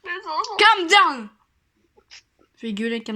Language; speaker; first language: French; native; French